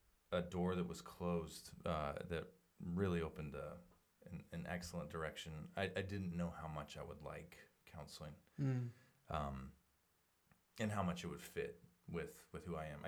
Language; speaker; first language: English; native; English